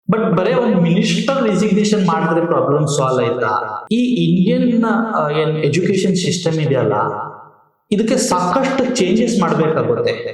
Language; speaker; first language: Kannada; non-native, local second language; Marathi